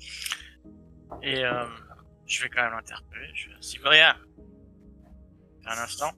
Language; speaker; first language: French; native; French